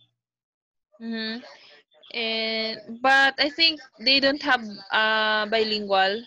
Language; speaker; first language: English; non-native, local second language; Filipino